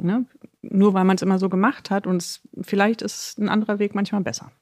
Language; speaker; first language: German; native; German